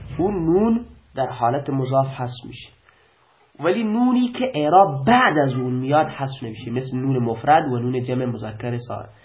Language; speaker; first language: Persian; non-native, local second language; Baluchi